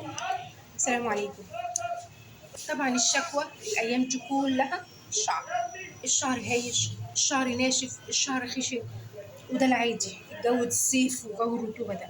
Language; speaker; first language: Arabic; native; Arabic